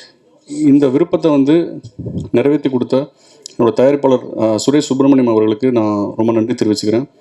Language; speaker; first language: Tamil; native; Tamil